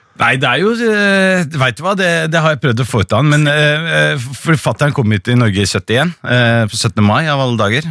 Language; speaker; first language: Norwegian; early bilingual, other home language; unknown